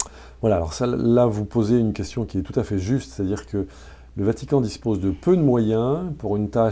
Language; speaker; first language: French; native; French